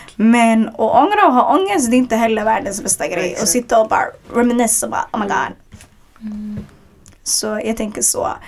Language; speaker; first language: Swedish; early bilingual, other home language; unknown